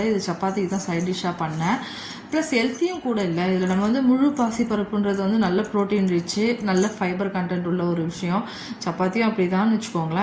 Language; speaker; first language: Tamil; native; Tamil